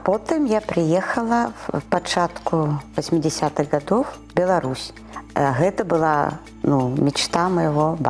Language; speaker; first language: Belarusian; early bilingual, heritage; Russian